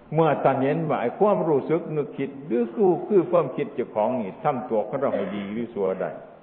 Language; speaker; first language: Thai; non-native, local second language; Northeastern Thai